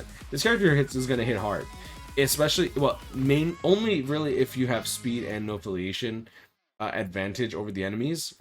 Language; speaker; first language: English; native; English